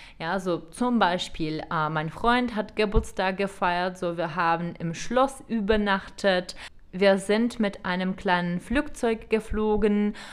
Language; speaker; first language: German; non-native, fluent; Czech